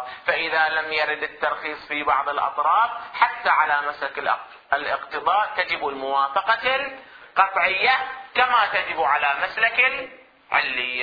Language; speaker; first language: Arabic; native; Arabic